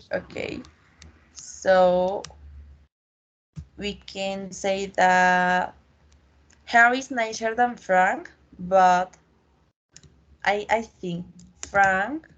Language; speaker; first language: English; non-native, learner; Spanish